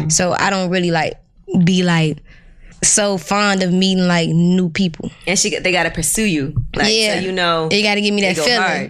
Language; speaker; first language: English; native; English